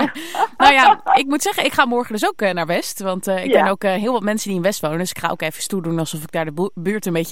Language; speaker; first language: Dutch; native; Dutch